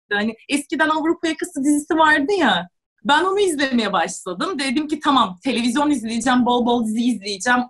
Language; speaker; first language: Turkish; non-native, fluent; Russian